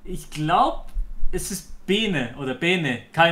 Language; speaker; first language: German; native; German